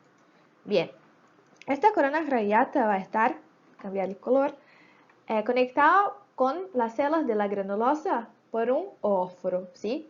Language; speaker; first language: Spanish; native; Spanish